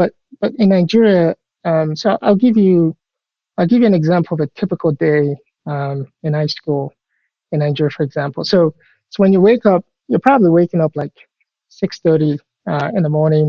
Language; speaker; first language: English; non-native, local second language; Yoruba